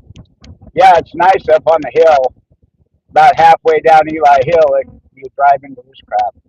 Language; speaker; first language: English; native; English